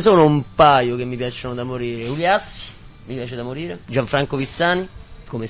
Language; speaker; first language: Italian; native; Italian